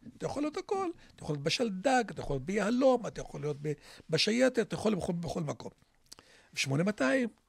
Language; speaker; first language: Hebrew; non-native, local second language; Arabic